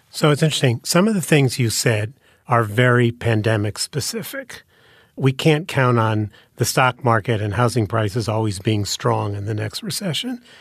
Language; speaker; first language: English; native; English